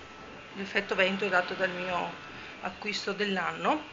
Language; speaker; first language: Italian; native; Italian